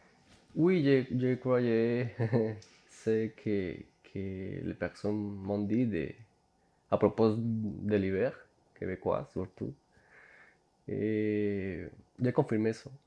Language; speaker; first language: French; non-native, learner; Spanish